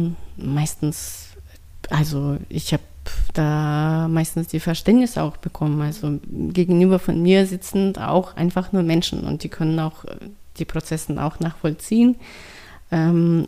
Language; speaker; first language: German; non-native, fluent; Russian